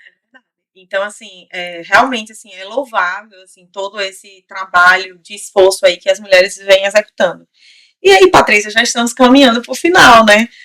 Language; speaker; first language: Portuguese; native; Portuguese